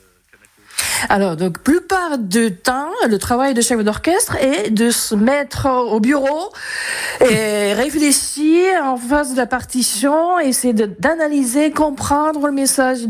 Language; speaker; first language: French; non-native, fluent; Japanese